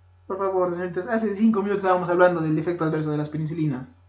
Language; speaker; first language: Spanish; native; Spanish